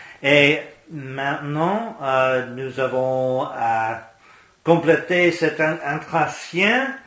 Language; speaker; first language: French; non-native, learner; English